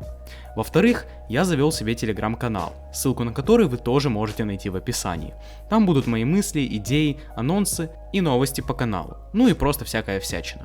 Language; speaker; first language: Russian; native; Russian